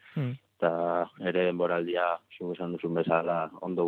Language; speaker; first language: Basque; non-native, local second language; Spanish